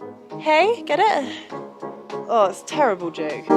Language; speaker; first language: English; native; English